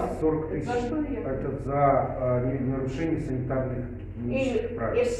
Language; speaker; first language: Russian; native; Russian